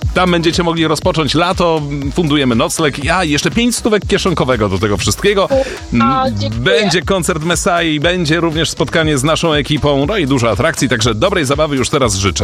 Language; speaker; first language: Polish; native; Polish